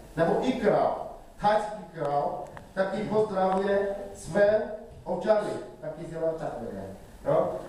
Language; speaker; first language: Czech; non-native, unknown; Vietnamese